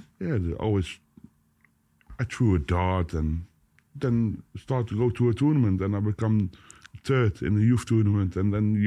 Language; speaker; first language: English; non-native, fluent; Dutch